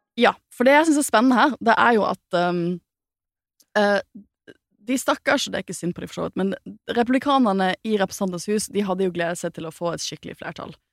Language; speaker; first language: Norwegian; native; Norwegian